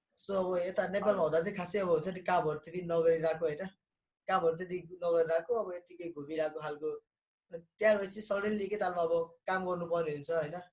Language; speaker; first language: Nepali; native; Nepali